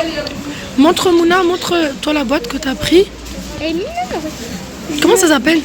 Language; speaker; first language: French; native; French